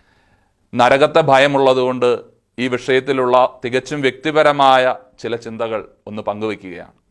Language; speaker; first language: Malayalam; native; Malayalam